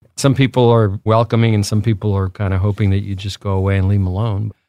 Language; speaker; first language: English; early bilingual, other home language; Spanish